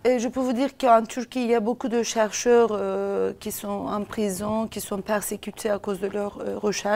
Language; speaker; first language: French; non-native, fluent; Turkish